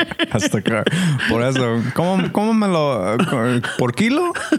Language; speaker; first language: Spanish; early bilingual, heritage; Spanish